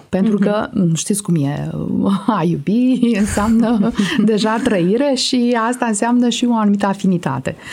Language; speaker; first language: Romanian; native; Romanian